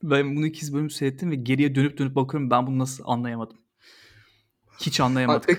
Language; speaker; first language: Turkish; native; Turkish